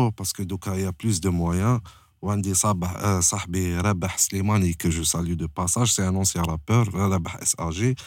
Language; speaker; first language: French; non-native, local second language; Arabic